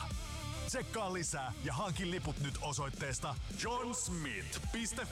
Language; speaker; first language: Finnish; native; Finnish